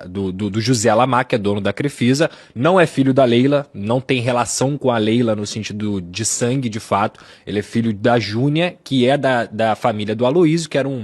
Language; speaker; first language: Portuguese; native; Portuguese